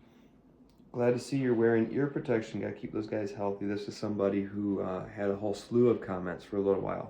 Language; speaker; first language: English; native; English